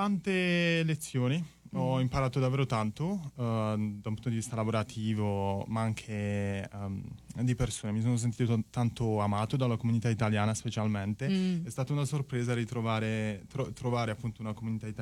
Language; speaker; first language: Italian; native; Italian